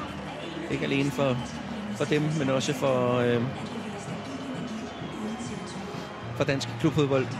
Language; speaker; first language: Danish; native; Danish